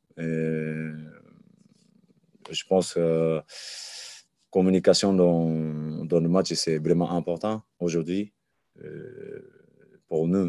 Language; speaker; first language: French; non-native, learner; Japanese